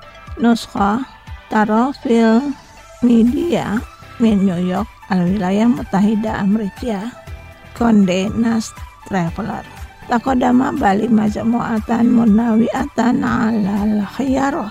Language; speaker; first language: Arabic; non-native, fluent; Indonesian